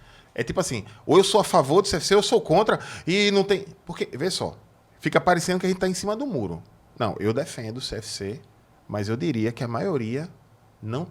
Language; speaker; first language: Portuguese; native; Portuguese